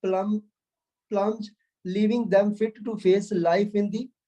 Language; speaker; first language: English; non-native, local second language; Punjabi